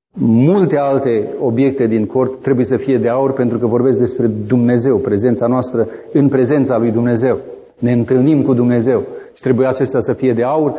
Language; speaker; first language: Romanian; native; Romanian